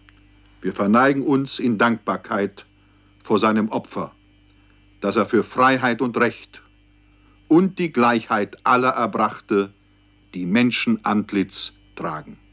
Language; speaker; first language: German; native; German